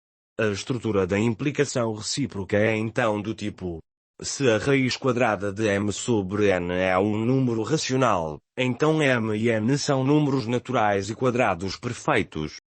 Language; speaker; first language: Portuguese; native; Portuguese